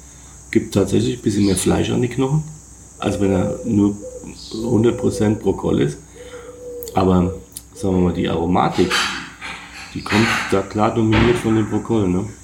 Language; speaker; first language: German; native; German